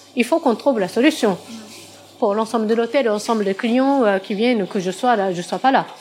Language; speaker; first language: French; non-native, fluent; Japanese